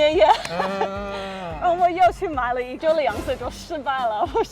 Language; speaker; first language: Chinese; non-native, fluent; English